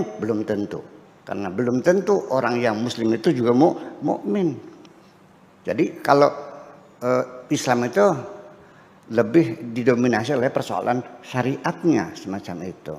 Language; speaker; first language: Indonesian; native; Indonesian